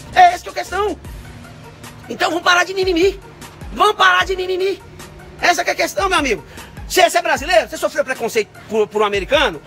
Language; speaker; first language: Portuguese; native; Portuguese